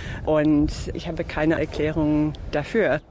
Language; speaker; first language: German; non-native, fluent; English